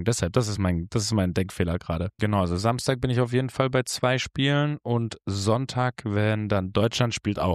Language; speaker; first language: German; native; German